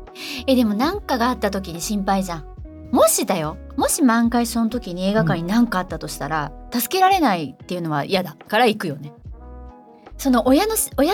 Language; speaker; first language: Japanese; native; Japanese